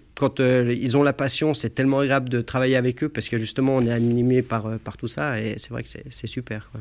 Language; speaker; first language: French; native; French